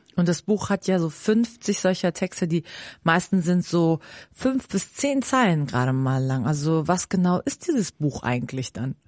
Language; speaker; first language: German; native; German